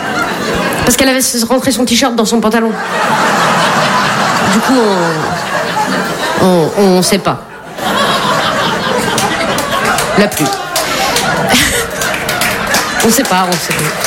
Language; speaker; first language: French; native; French